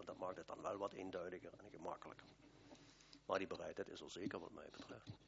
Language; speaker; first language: Dutch; native; Dutch